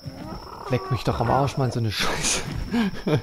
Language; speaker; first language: German; native; German